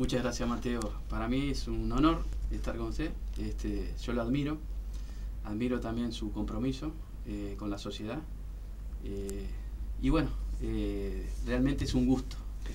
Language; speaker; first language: Spanish; native; Spanish